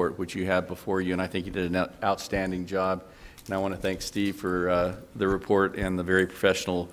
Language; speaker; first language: English; native; English